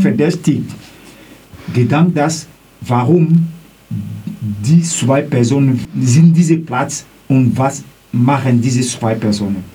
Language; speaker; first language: German; non-native, learner; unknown